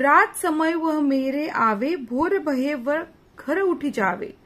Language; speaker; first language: Hindi; non-native, local second language; Marathi